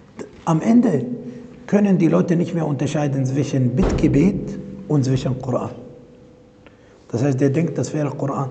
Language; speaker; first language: German; non-native, fluent; Arabic